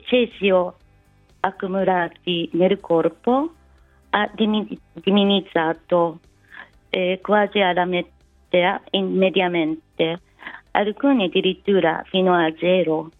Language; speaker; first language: Italian; non-native, fluent; Japanese